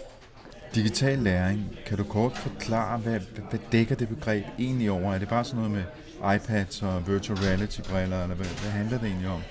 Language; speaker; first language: Danish; native; Danish